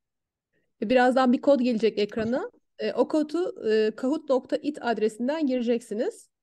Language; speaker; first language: Turkish; native; Turkish